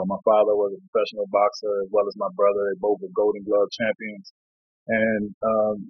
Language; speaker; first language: English; native; English